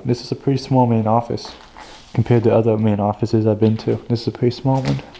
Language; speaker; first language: English; native; English